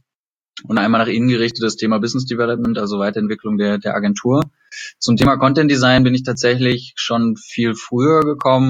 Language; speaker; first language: German; native; German